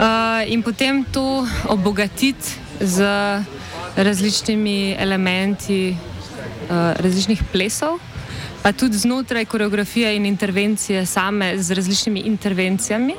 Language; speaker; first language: Slovenian; native; Slovenian